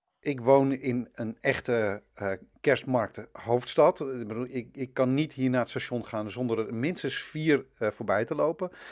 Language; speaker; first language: Dutch; native; Dutch